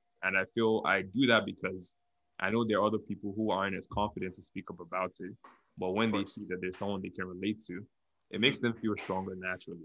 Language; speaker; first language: English; non-native, local second language; Yoruba